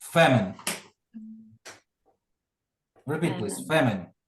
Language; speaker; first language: English; non-native, fluent; Ukrainian